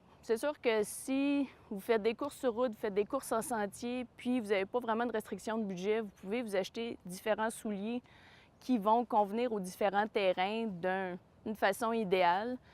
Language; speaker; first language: French; native; French